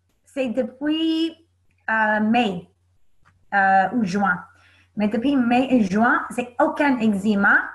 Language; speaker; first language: French; non-native, learner; English